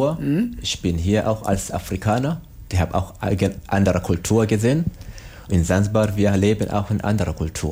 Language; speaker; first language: German; non-native, learner; Swahili